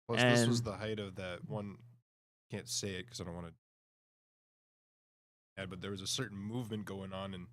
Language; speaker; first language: English; native; English